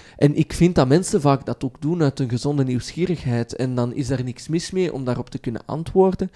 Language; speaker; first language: Dutch; early bilingual, other home language; Arabic